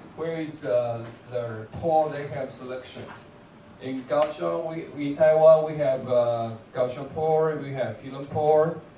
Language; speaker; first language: English; non-native, learner; Chinese